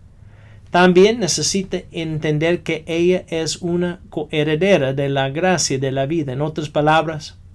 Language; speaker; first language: Spanish; non-native, fluent; English